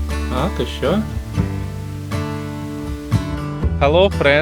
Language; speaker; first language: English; non-native, learner; Russian